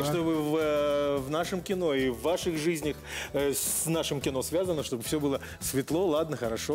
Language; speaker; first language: Russian; native; Russian